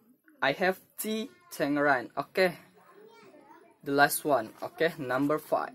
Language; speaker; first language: English; non-native, learner; Indonesian